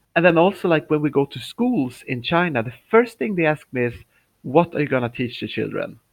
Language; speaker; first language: English; non-native, fluent; Swedish